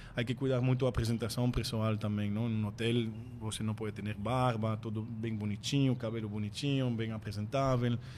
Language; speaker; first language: Portuguese; non-native, fluent; French